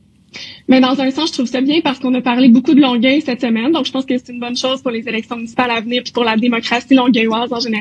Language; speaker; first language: French; native; French